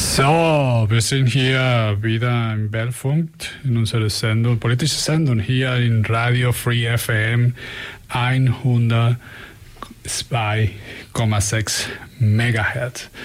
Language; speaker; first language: German; non-native, learner; Spanish